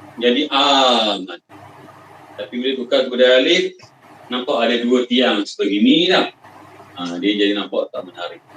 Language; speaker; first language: Malay; native; Malay